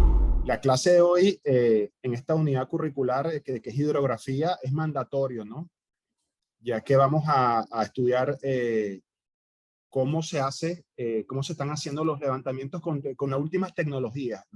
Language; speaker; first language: Spanish; native; Spanish